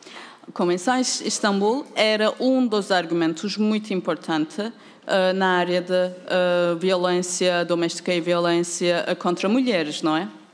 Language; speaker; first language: Portuguese; non-native, fluent; Turkish